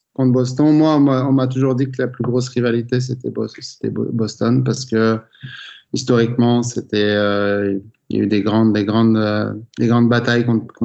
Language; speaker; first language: French; native; French